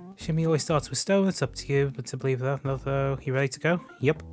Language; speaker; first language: English; native; English